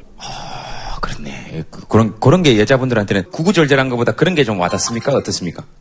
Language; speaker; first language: Korean; native; Korean